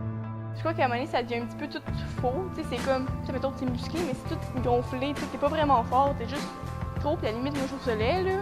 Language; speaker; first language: French; native; French